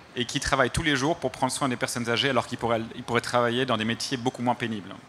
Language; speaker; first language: French; native; French